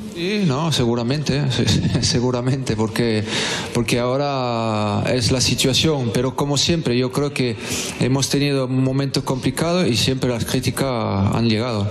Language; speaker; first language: Spanish; non-native, fluent; French